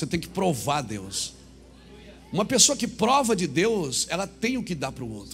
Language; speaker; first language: Portuguese; native; Portuguese